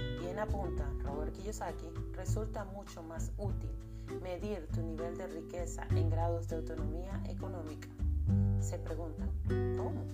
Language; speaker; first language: Spanish; native; Spanish